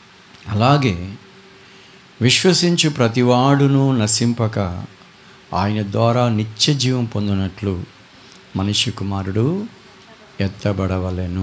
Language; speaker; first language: Telugu; native; Telugu